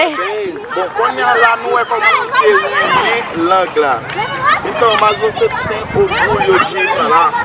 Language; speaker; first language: Portuguese; non-native, learner; Haitian Creole